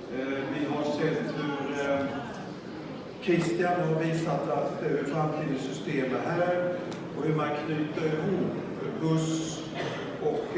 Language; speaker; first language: Swedish; native; Swedish